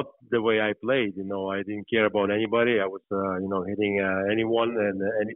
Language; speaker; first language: English; non-native, fluent; Lithuanian